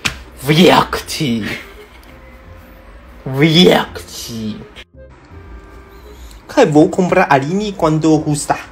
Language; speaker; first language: Portuguese; non-native, learner; Chinese